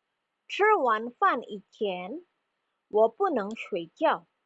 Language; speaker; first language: Chinese; non-native, fluent; Indonesian